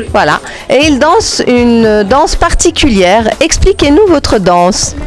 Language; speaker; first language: French; native; French